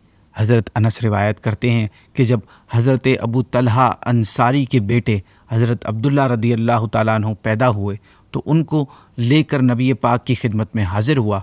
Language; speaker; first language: Urdu; native; Urdu